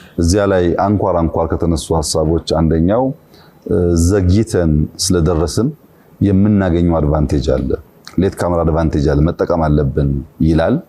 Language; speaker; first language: Amharic; non-native, local second language; Oromo